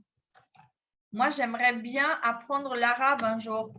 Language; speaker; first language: French; non-native, fluent; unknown